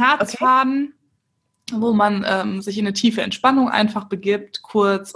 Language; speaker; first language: German; native; German